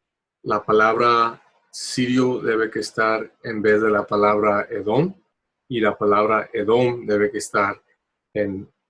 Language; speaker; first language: Spanish; early bilingual, heritage; Spanish